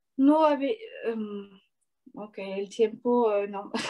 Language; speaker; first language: Spanish; non-native, learner; French